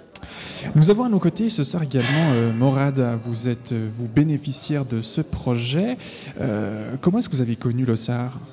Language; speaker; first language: French; native; French